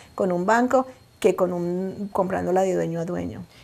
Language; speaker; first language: Spanish; native; Spanish